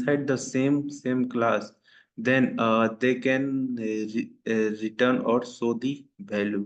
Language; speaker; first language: English; non-native, local second language; Hindi